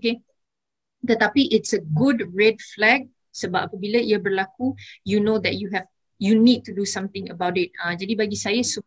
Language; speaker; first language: English; non-native, local second language; Malay